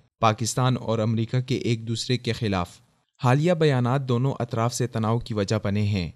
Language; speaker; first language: Urdu; native; Urdu